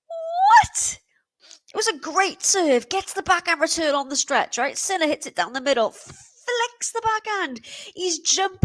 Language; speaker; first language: English; native; English